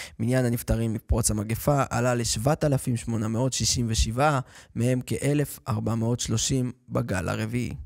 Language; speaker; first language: Hebrew; native; Hebrew